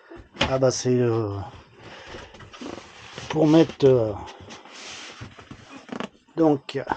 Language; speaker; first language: French; native; French